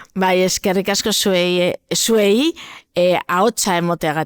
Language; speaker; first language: Basque; non-native, local second language; Spanish